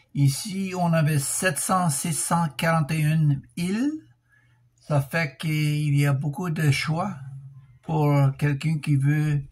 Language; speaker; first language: French; non-native, local second language; English